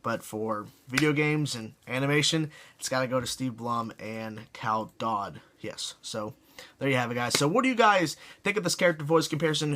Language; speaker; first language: English; native; English